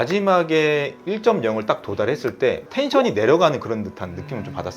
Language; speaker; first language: Korean; native; Korean